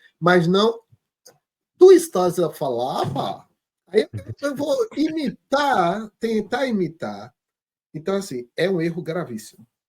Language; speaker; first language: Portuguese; native; Portuguese